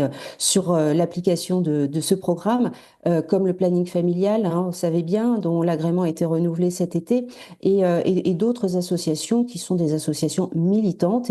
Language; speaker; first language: French; native; French